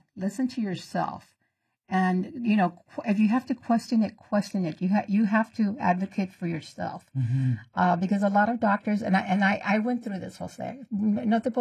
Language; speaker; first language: Spanish; early bilingual, heritage; Spanish